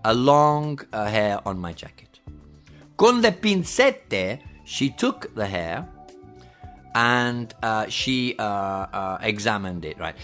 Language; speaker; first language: English; native; English